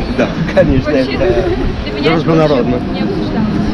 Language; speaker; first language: Russian; non-native, fluent; Arabic